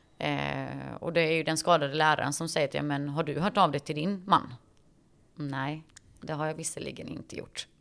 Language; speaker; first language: Swedish; early bilingual, other home language; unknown